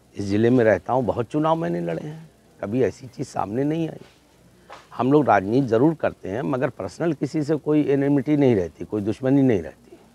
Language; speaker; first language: Hindi; native; Hindi